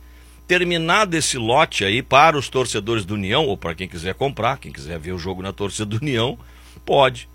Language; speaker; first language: Portuguese; native; Portuguese